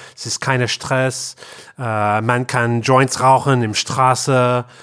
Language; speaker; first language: German; non-native, learner; English